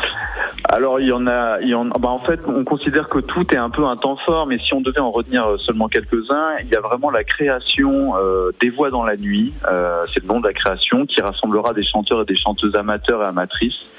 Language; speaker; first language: French; native; French